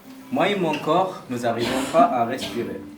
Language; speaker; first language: French; non-native, learner; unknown